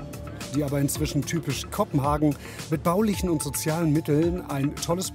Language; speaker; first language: German; native; German